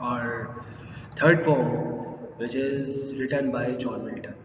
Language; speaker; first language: English; non-native, local second language; Urdu